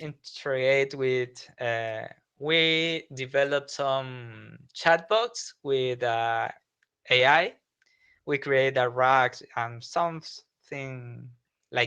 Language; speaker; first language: English; non-native, learner; Spanish